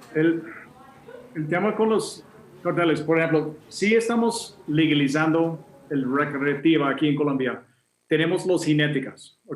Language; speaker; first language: Spanish; non-native, fluent; English